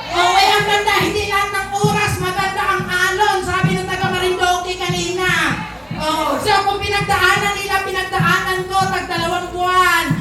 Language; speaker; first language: Filipino; non-native, local second language; Cebuano